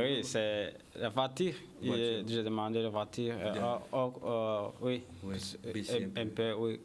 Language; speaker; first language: French; non-native, learner; Kinyarwanda